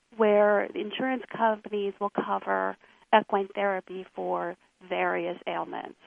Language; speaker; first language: English; native; English